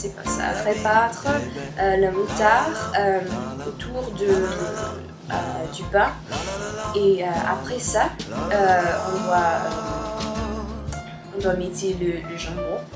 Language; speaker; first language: French; non-native, learner; English